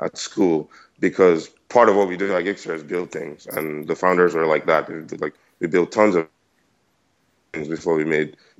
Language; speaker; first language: English; non-native, local second language; Yoruba